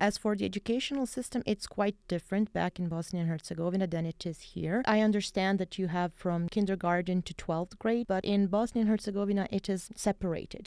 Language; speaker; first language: English; non-native, fluent; Bosnian